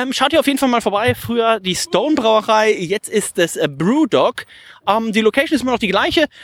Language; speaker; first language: German; native; German